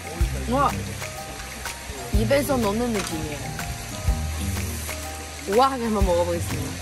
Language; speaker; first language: Korean; non-native, fluent; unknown